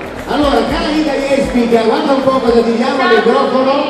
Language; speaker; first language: Italian; native; Italian